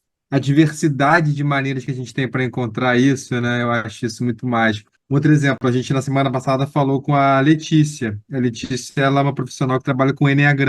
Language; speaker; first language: Portuguese; native; Portuguese